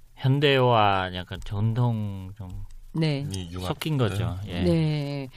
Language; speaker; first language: Korean; non-native, fluent; Vietnamese